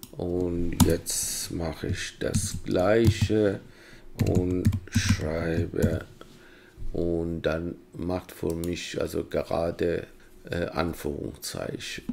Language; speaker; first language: German; non-native, fluent; Persian